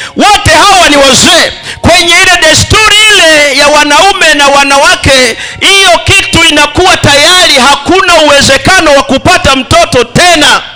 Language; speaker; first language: Swahili; native; Swahili